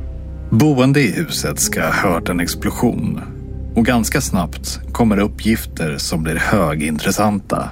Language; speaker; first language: Swedish; native; Swedish